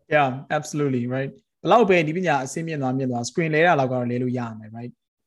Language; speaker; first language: Burmese; native; Burmese